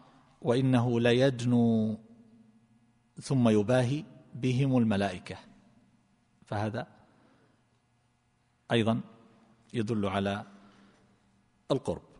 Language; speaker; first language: Arabic; native; Arabic